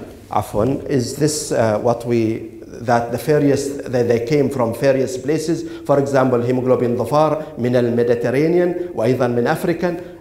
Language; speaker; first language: English; non-native, fluent; Arabic